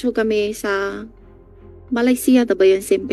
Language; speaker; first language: Filipino; non-native, learner; Chinese